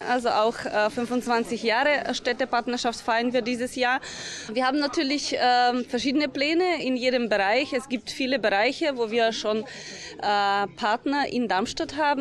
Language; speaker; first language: German; non-native, fluent; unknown